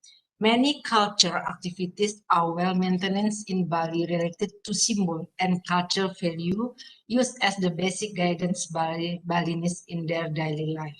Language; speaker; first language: English; non-native, fluent; Indonesian